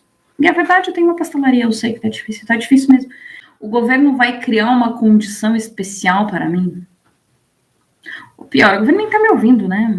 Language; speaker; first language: Portuguese; native; Portuguese